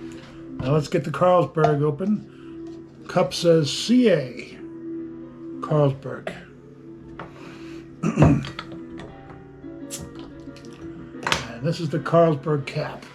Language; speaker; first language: English; native; English